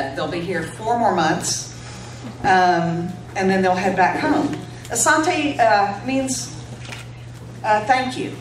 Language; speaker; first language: English; native; English